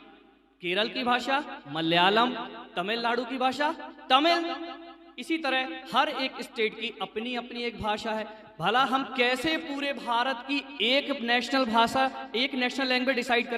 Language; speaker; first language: Hindi; native; Hindi